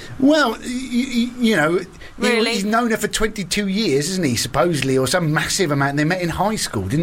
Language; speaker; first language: English; native; English